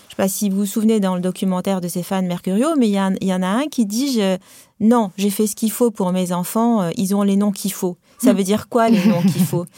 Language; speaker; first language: French; non-native, local second language; Arabic